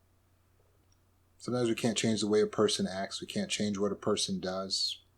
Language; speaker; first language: English; native; English